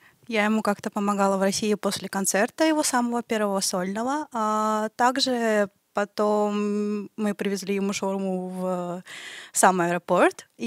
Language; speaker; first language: Russian; native; Russian